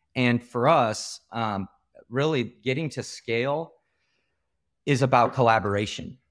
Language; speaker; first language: English; native; English